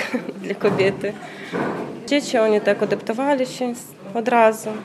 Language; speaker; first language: Polish; non-native, learner; Russian